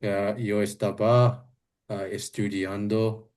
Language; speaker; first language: Spanish; non-native, learner; English